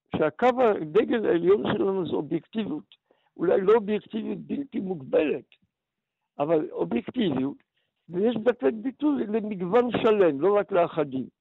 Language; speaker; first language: Hebrew; early bilingual, other home language; Polish